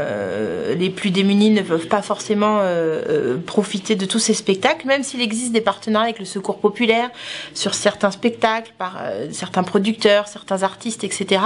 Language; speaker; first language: French; native; French